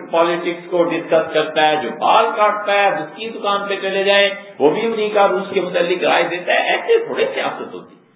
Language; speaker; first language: Urdu; native; Urdu